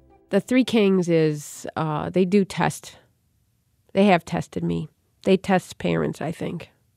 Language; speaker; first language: English; native; English